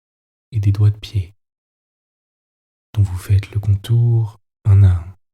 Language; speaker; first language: French; native; French